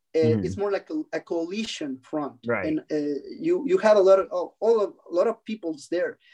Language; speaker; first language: English; non-native, fluent; Spanish